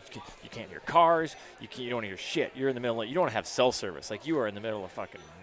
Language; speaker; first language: English; native; English